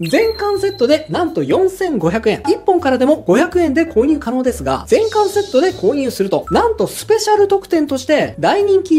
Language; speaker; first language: Japanese; native; Japanese